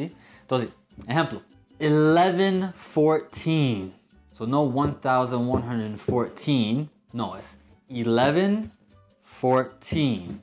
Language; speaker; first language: Spanish; non-native, fluent; English